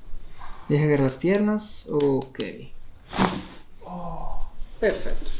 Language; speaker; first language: Spanish; non-native, fluent; Italian